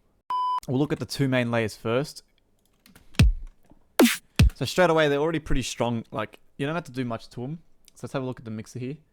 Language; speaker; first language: English; native; English